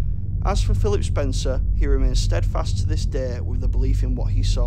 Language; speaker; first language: English; native; English